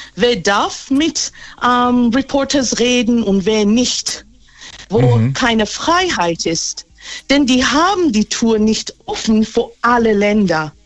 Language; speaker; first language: German; non-native, fluent; Persian